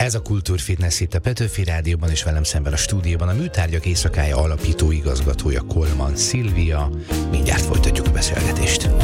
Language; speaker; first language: Hungarian; native; Hungarian